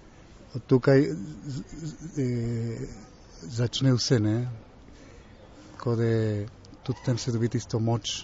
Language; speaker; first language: Slovenian; early bilingual, heritage; Slovenian